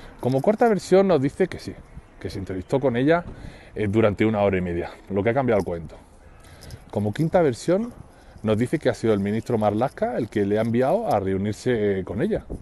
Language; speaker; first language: Spanish; native; Spanish